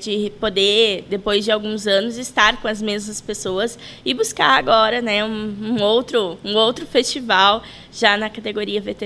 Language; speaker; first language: Portuguese; native; Portuguese